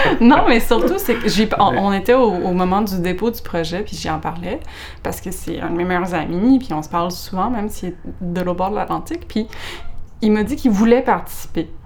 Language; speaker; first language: French; non-native, local second language; English